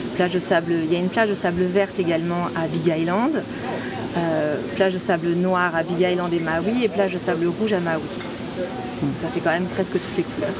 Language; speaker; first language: French; native; French